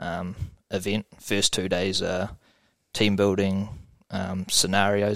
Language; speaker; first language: English; native; English